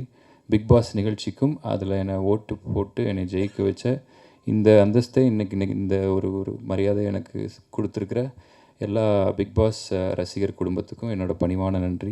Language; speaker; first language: Tamil; native; Tamil